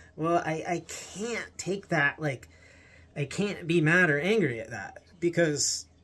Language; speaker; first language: English; native; English